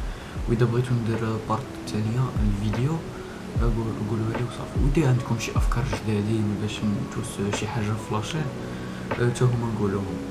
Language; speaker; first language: Arabic; native; Arabic